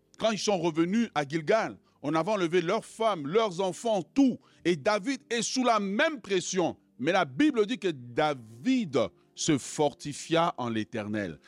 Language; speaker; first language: French; non-native, local second language; Lingala